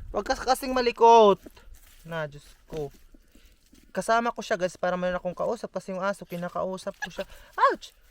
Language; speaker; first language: Filipino; non-native, local second language; Cebuano